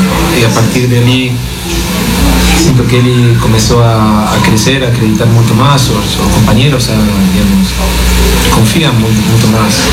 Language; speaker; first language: Portuguese; non-native, fluent; Spanish